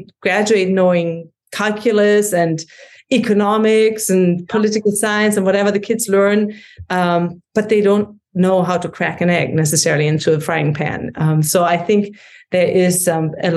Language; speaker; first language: English; non-native, fluent; German